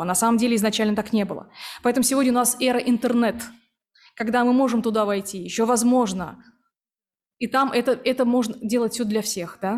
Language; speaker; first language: Russian; native; Russian